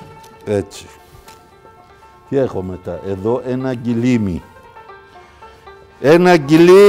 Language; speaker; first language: Greek; non-native, learner; Persian